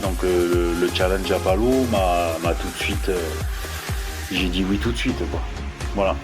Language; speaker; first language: French; native; French